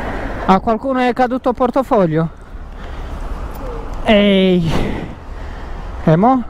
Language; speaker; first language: Italian; non-native, fluent; Romanian